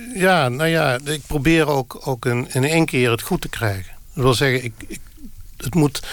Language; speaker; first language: Dutch; non-native, local second language; Limburgish